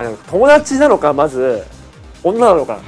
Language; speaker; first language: Japanese; native; Japanese